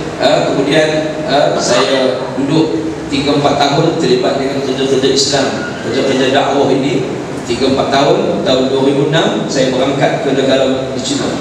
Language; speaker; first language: Malay; native; Malay